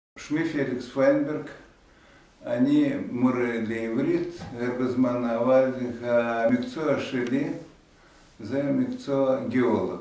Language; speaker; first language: Hebrew; non-native, fluent; Russian